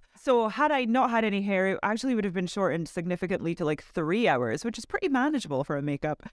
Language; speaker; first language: English; native; English